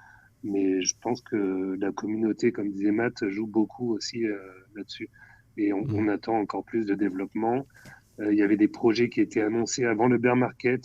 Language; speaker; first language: French; native; French